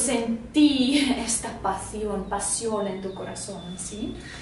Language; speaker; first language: Spanish; non-native, fluent; Russian